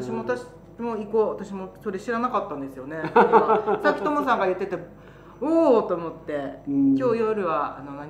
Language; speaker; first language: Japanese; native; Japanese